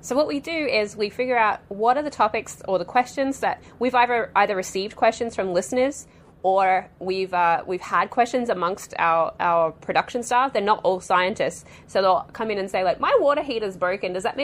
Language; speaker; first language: English; native; English